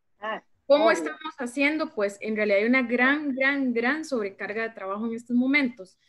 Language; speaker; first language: Spanish; native; Spanish